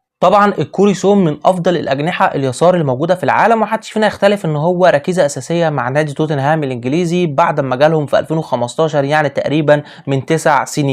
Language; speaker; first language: Arabic; native; Arabic